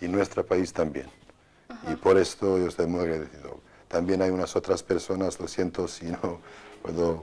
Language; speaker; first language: Spanish; non-native, fluent; Bosnian